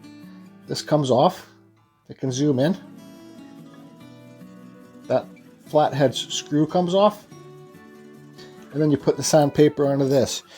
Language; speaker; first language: English; native; English